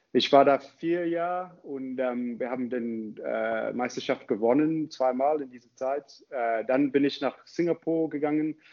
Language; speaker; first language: German; non-native, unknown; English